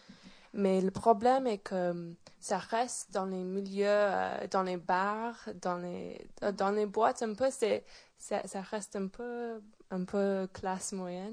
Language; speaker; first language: French; non-native, fluent; English